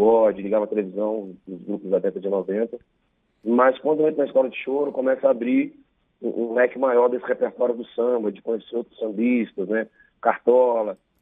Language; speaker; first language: Portuguese; native; Portuguese